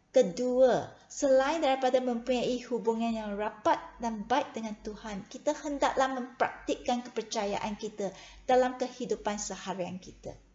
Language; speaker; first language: Malay; non-native, local second language; Chinese